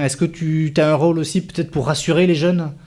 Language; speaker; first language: French; native; French